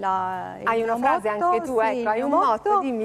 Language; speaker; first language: Italian; native; Italian